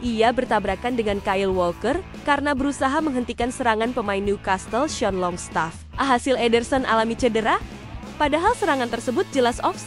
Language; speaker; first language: Indonesian; native; Indonesian